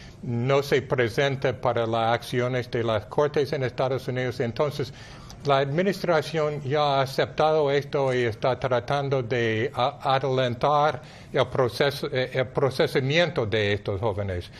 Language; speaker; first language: Spanish; non-native, fluent; English